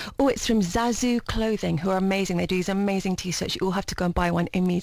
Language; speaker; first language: English; native; English